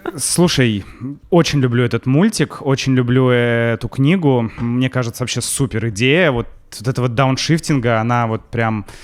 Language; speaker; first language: Russian; native; Russian